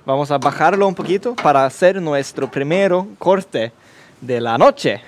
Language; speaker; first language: Spanish; non-native, learner; Swedish